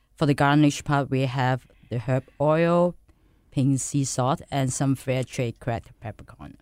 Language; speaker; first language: English; non-native, local second language; Cantonese